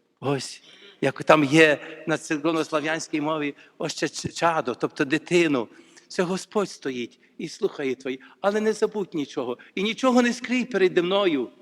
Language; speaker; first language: Ukrainian; native; Ukrainian